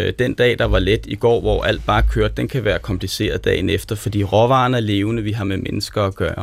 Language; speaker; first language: Danish; native; Danish